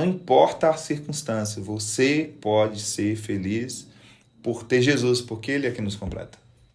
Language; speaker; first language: Portuguese; native; Portuguese